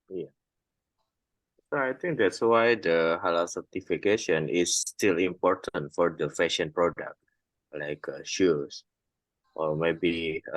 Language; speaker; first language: English; non-native, fluent; Indonesian